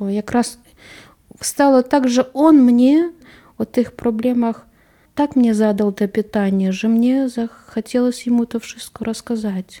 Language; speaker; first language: Polish; non-native, learner; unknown